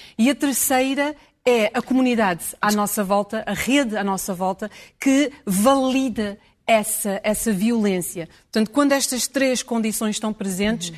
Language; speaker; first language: Portuguese; early bilingual, heritage; English